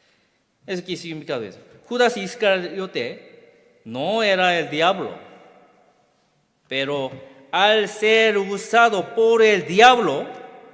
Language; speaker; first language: Spanish; non-native, learner; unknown